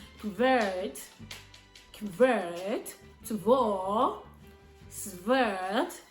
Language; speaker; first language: Swedish; non-native, learner; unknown